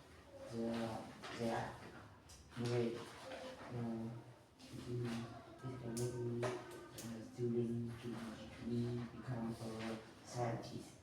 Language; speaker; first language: English; non-native, learner; Vietnamese